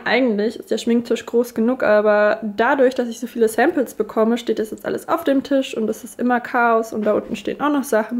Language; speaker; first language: German; native; German